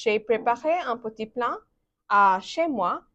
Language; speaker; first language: French; non-native, learner; Bangla